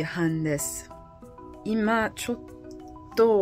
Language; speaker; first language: Japanese; non-native, learner; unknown